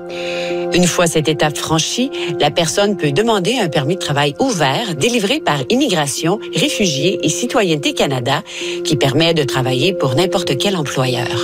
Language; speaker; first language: French; native; French